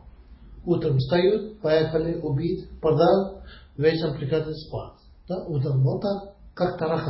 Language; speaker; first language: Russian; non-native, learner; Tibetan